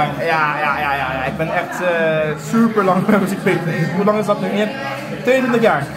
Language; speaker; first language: Dutch; non-native, local second language; Papiamento